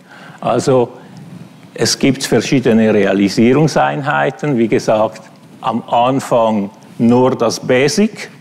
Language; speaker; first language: German; non-native, fluent; Italian